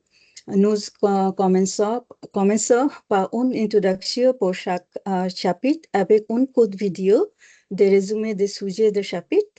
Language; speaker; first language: French; non-native, learner; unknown